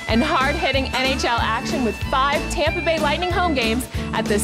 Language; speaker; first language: English; native; English